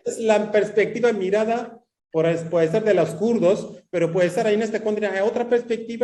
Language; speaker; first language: Spanish; non-native, fluent; Kurdish